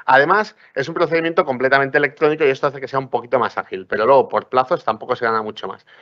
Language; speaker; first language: Spanish; non-native, local second language; Catalan